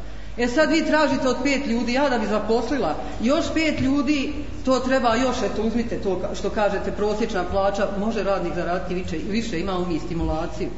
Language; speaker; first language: Croatian; native; Croatian